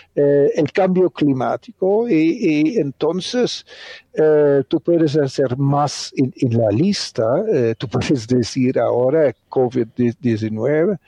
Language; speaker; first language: Spanish; non-native, fluent; Dutch